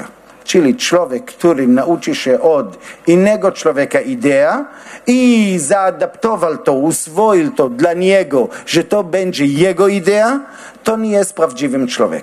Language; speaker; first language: Polish; non-native, learner; Hebrew